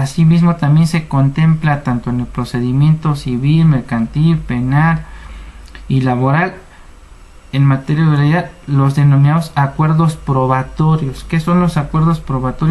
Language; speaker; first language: Spanish; native; Spanish